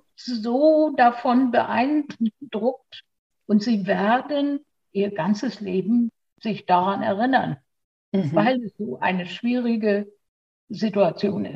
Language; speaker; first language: German; native; German